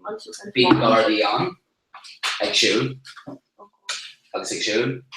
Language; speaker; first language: Irish; non-native, local second language; English